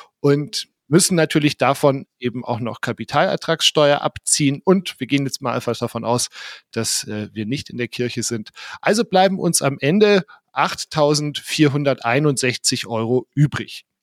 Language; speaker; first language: German; native; German